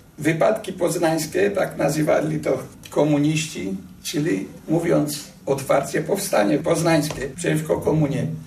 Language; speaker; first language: Polish; native; Polish